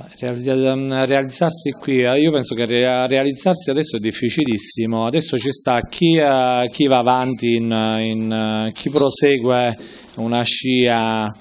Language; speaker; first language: Italian; native; Italian